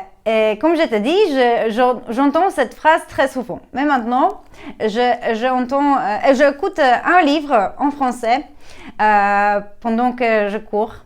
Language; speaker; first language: French; non-native, learner; Polish